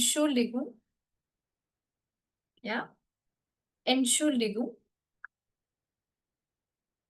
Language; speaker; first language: German; non-native, fluent; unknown